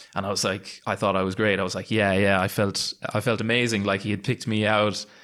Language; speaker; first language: English; native; English